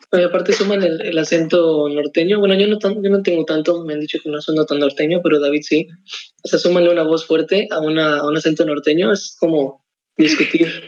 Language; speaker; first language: Spanish; native; Spanish